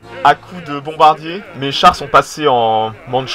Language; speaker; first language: French; native; French